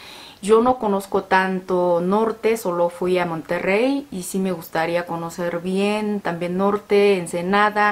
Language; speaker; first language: Spanish; non-native, learner; Korean